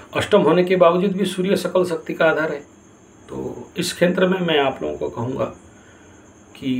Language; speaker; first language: Hindi; non-native, local second language; Odia